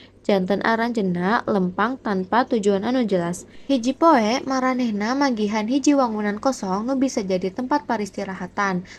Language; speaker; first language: Sundanese; non-native, local second language; Indonesian